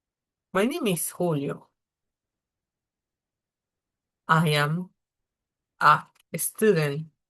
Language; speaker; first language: English; non-native, fluent; Spanish